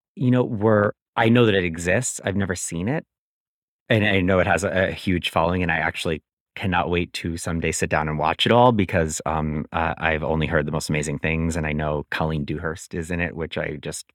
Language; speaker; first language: English; native; English